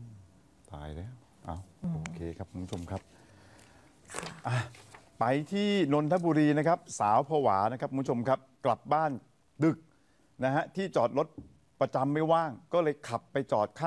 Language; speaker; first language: Thai; native; Thai